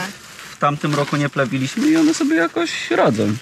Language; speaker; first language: Polish; native; Polish